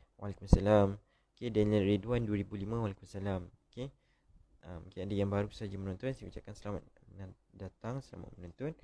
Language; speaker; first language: Malay; native; Malay